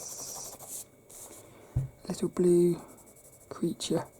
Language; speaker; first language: English; native; English